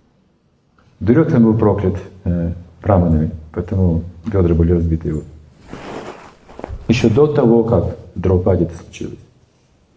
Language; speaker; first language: Russian; native; Russian